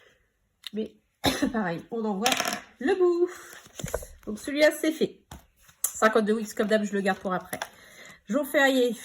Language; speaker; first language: French; native; French